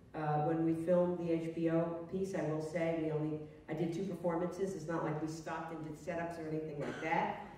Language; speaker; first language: English; native; English